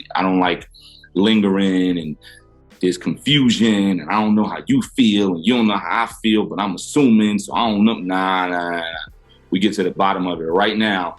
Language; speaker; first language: English; native; English